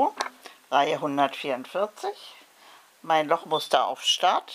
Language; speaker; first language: German; native; German